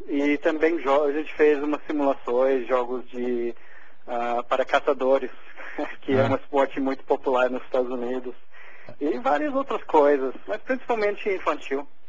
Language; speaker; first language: Portuguese; non-native, fluent; English